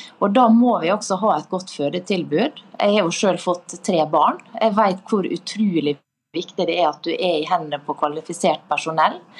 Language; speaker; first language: Norwegian; native; Norwegian